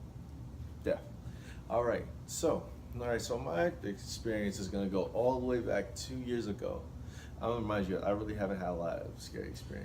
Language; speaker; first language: English; native; English